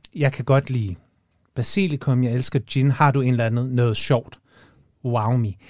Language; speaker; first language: Danish; native; Danish